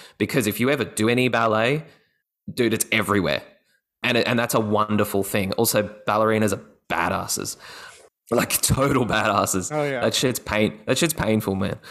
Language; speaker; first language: English; native; English